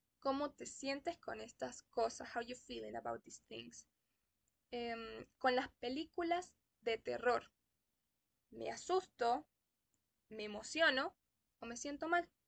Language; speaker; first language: Spanish; native; Spanish